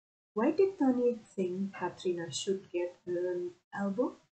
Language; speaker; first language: English; non-native, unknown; Indonesian